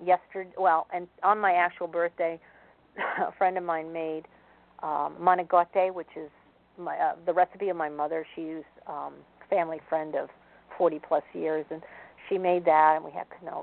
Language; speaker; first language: English; native; English